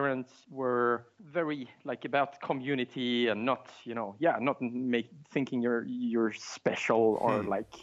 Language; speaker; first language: English; non-native, fluent; Swedish